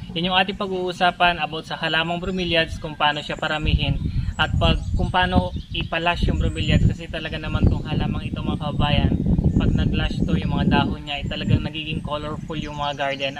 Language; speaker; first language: Filipino; non-native, local second language; Pampanga